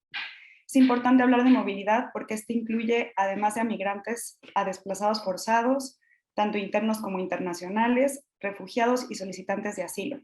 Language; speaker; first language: Spanish; native; Spanish